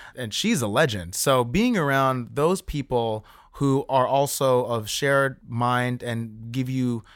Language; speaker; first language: English; native; English